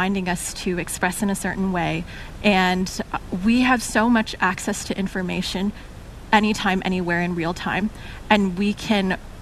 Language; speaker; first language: English; native; English